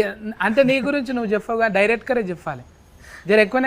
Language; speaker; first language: Telugu; native; Telugu